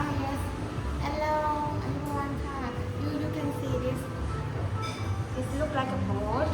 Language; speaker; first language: English; non-native, learner; Thai